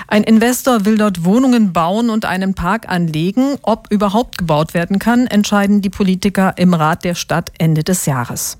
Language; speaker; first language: German; native; German